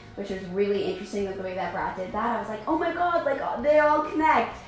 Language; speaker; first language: English; native; English